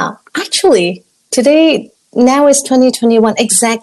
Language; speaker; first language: English; non-native, local second language; Cantonese